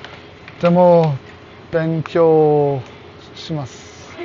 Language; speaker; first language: Japanese; non-native, learner; German